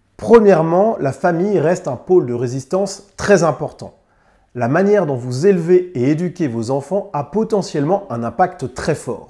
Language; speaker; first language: French; native; French